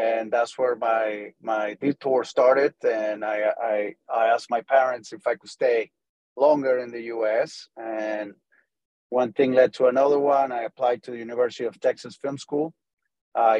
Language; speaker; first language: English; non-native, fluent; Spanish